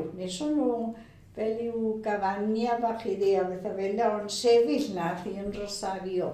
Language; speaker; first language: Welsh; early bilingual, heritage; Welsh